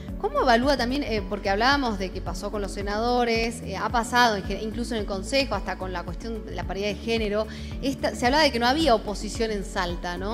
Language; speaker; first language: Spanish; native; Spanish